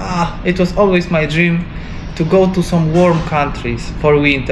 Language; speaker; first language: English; non-native, learner; Polish